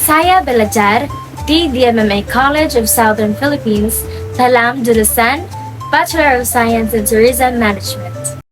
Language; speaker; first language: Indonesian; non-native, learner; Filipino